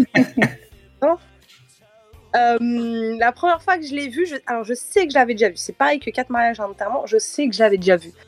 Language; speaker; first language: French; early bilingual, heritage; French